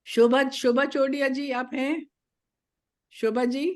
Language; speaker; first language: Hindi; native; Hindi